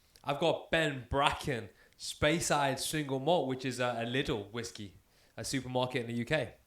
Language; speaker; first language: English; native; English